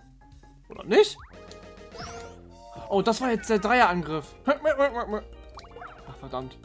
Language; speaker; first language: German; native; German